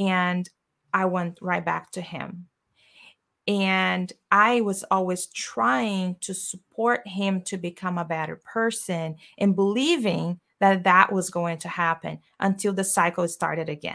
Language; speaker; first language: English; non-native, fluent; Portuguese